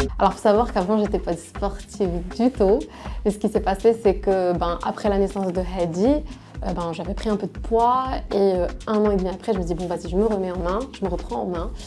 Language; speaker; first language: French; non-native, local second language; Arabic